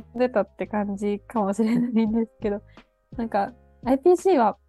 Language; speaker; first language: Japanese; native; Japanese